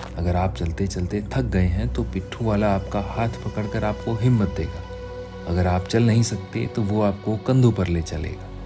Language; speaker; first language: Hindi; native; Hindi